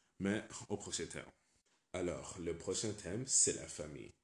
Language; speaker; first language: French; non-native, learner; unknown